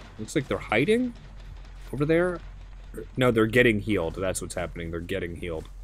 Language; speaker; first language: English; native; English